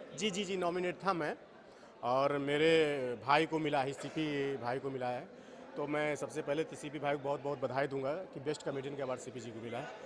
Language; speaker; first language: Hindi; native; Hindi